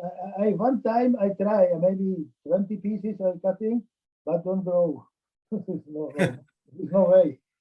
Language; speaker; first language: English; non-native, learner; Czech